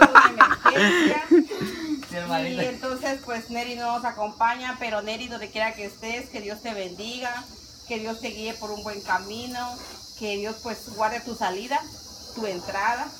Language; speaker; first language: Spanish; native; Spanish